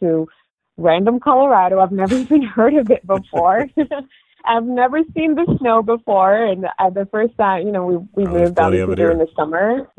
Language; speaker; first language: English; non-native, fluent; Arabic